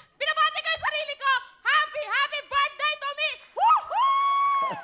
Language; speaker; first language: Filipino; native; Filipino